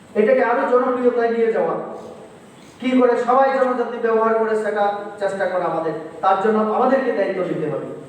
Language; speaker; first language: Bangla; non-native, local second language; Kok Borok